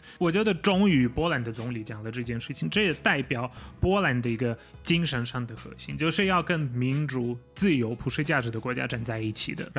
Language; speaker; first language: Chinese; non-native, fluent; Polish